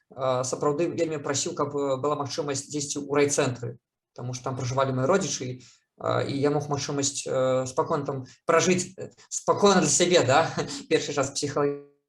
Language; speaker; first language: Belarusian; native; Belarusian